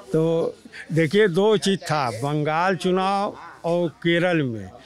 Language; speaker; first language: Hindi; native; Hindi